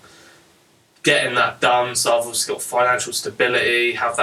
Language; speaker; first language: English; native; English